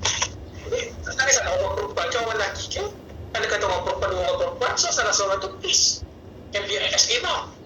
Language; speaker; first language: Malay; native; Malay